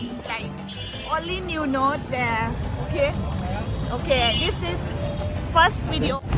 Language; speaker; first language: English; non-native, learner; Thai